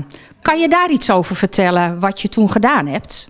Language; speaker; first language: Dutch; native; Dutch